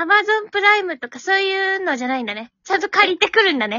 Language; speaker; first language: Japanese; native; Japanese